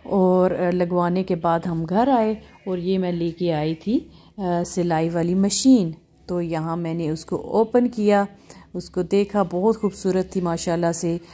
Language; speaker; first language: Hindi; native; Hindi